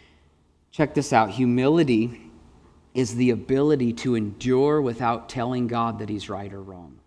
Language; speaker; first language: English; native; English